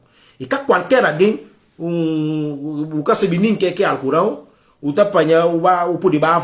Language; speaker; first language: Portuguese; non-native, local second language; Upper Guinea Crioulo